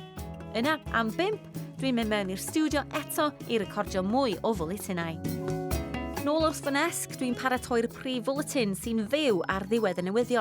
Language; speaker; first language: Welsh; native; Welsh